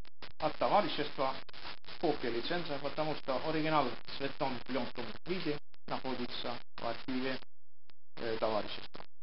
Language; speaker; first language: Russian; non-native, local second language; Estonian